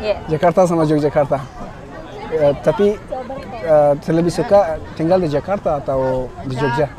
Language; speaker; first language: Indonesian; non-native, fluent; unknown